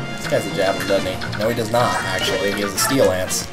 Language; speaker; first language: English; native; English